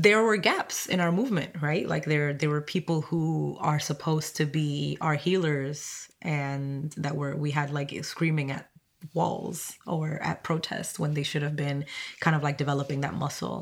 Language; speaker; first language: English; non-native, fluent; Spanish